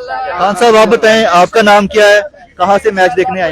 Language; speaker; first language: Hindi; native; Hindi